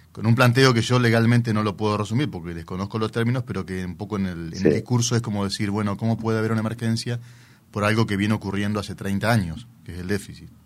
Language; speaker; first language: Spanish; native; Spanish